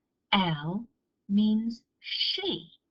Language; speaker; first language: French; non-native, fluent; English